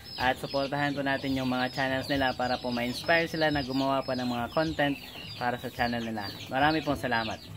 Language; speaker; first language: Filipino; non-native, local second language; Cebuano